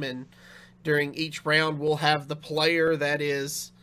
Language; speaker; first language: English; native; English